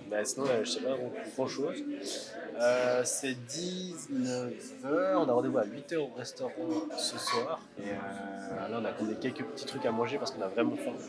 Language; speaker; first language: French; native; French